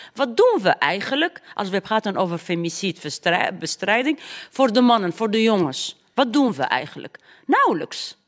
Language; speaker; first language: Dutch; non-native, fluent; Arabic